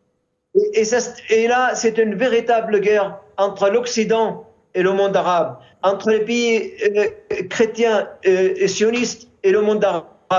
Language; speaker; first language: French; non-native, fluent; Arabic